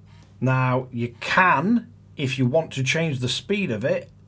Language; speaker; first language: English; native; English